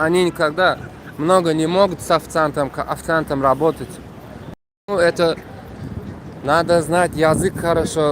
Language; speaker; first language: Russian; non-native, fluent; Turkmen